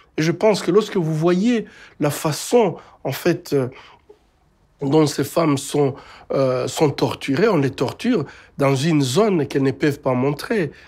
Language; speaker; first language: French; non-native, local second language; Swahili